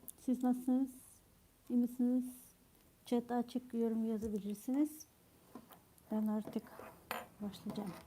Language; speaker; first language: Turkish; non-native, fluent; Ukrainian